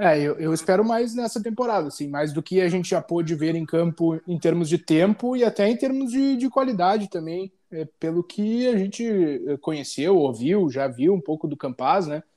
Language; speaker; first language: Portuguese; native; Portuguese